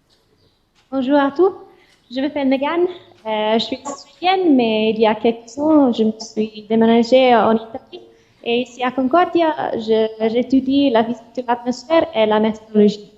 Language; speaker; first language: French; non-native, learner; English